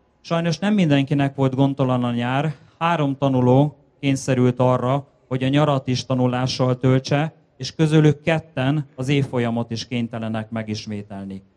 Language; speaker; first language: Hungarian; native; Hungarian